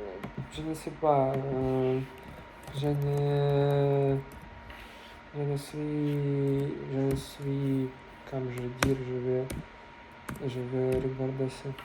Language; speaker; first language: French; non-native, learner; Russian